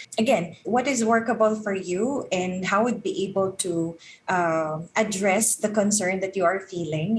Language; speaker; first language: English; non-native, local second language; Filipino